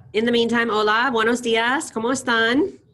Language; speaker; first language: Spanish; non-native, fluent; English